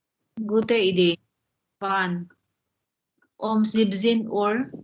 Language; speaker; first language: German; non-native, learner; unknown